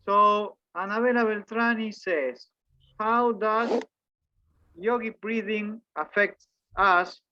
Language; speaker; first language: English; non-native, fluent; Spanish